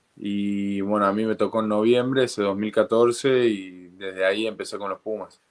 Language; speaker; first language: Spanish; native; Spanish